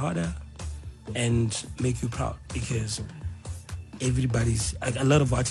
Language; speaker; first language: English; non-native, local second language; Southern Sotho